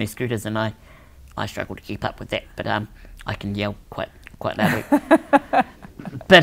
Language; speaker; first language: English; native; English